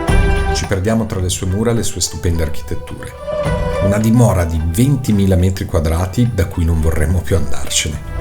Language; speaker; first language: Italian; native; Italian